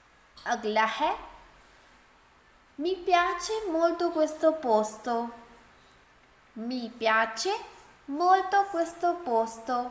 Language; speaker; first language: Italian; non-native, fluent; Urdu